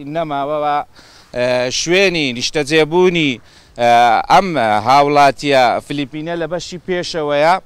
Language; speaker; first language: Central Kurdish; native; Central Kurdish